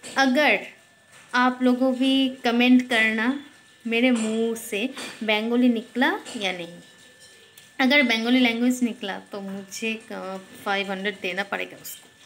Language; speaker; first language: Hindi; non-native, local second language; Bangla